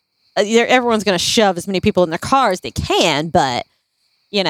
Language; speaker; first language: English; native; English